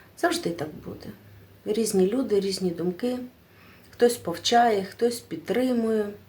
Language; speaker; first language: Ukrainian; non-native, local second language; Russian